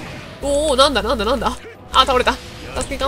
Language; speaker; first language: Japanese; native; Japanese